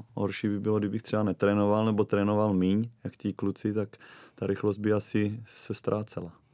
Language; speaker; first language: Czech; native; Czech